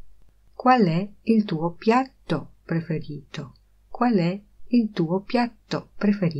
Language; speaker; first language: Italian; non-native, fluent; Polish